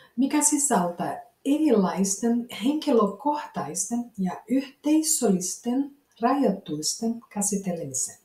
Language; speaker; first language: Finnish; non-native, learner; Portuguese